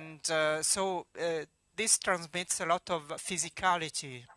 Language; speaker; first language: English; non-native, fluent; Italian